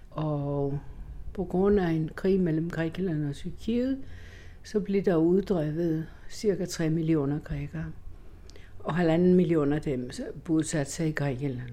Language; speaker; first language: Danish; non-native, fluent; Greek